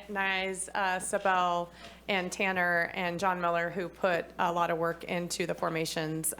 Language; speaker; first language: English; native; English